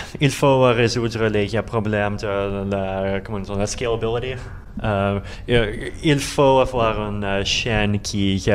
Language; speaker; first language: French; non-native, learner; Russian